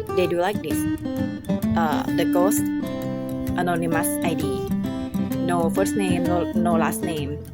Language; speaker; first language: English; non-native, learner; Thai